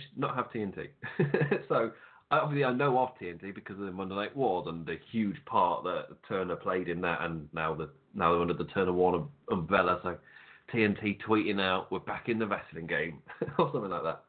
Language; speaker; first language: English; native; English